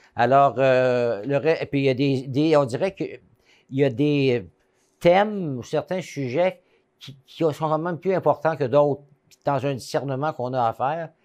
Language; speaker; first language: French; native; French